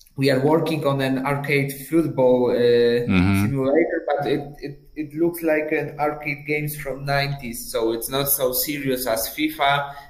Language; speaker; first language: English; non-native, fluent; Polish